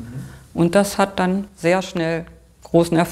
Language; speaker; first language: German; native; German